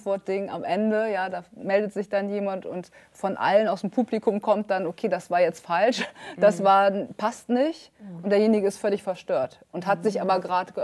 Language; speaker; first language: German; native; German